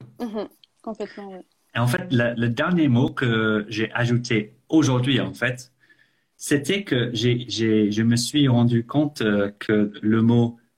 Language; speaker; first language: French; non-native, fluent; English